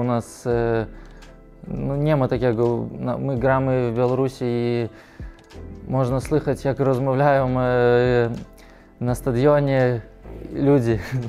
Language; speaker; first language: Polish; non-native, learner; Russian